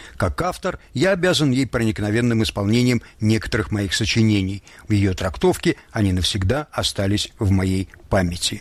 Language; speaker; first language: Russian; native; Russian